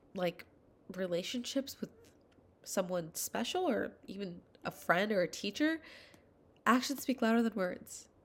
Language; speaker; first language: English; early bilingual, other home language; Hindi